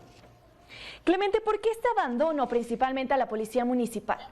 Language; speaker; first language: Spanish; native; Spanish